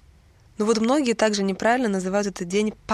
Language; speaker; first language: Russian; native; Russian